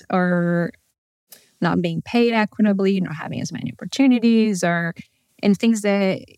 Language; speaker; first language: English; non-native, fluent; Portuguese